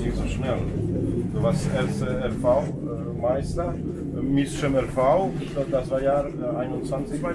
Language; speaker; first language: German; non-native, fluent; Polish